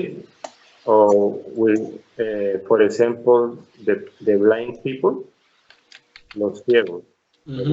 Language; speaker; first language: English; non-native, learner; Spanish